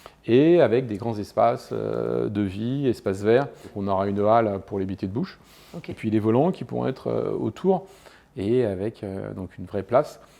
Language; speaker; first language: French; native; French